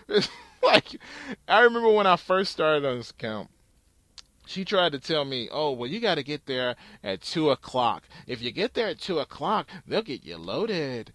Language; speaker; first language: English; native; English